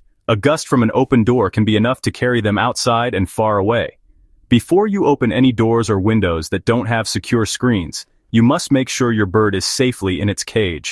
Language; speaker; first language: English; native; English